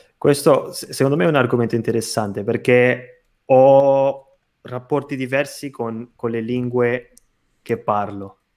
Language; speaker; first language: Italian; non-native, fluent; Portuguese